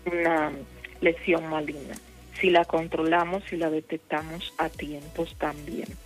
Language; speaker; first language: Spanish; native; Spanish